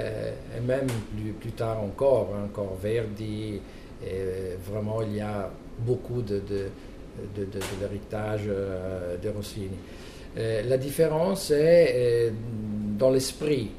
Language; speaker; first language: French; non-native, fluent; Italian